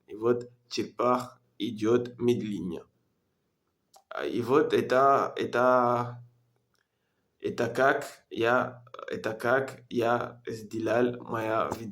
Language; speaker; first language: Russian; non-native, learner; French